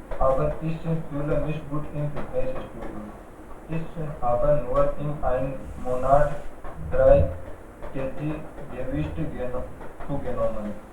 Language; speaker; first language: German; non-native, learner; Hindi